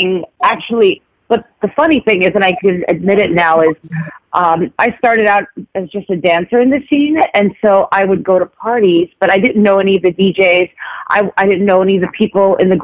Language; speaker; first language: English; non-native, local second language; Filipino